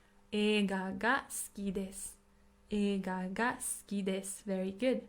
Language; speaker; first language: Japanese; non-native, fluent; English